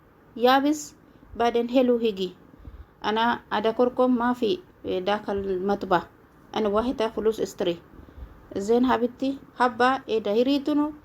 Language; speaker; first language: Arabic; non-native, learner; Oromo